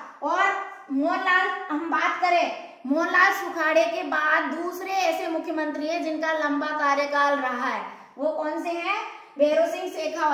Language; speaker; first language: Hindi; native; Hindi